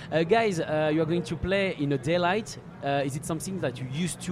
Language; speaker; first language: English; non-native, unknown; French